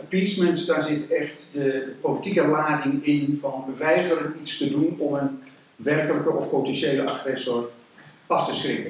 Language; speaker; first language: Dutch; native; Dutch